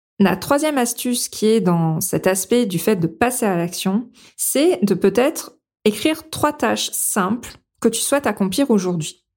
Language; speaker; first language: French; native; French